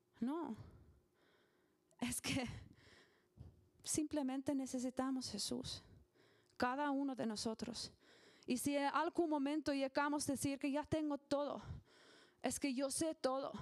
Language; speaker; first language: Spanish; non-native, learner; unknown